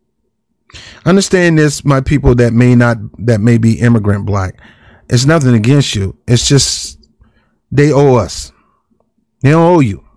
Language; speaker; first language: English; native; English